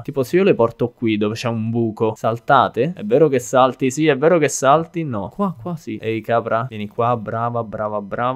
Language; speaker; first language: Italian; native; Italian